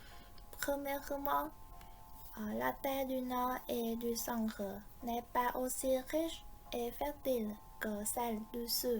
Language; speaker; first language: French; non-native, fluent; Vietnamese